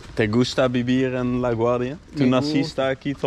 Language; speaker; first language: Spanish; non-native, learner; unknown